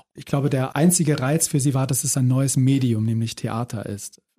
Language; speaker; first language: German; native; German